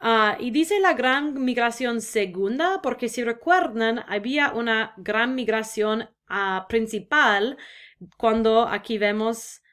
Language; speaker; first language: Spanish; non-native, fluent; English